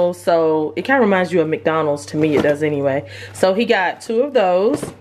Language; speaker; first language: English; native; English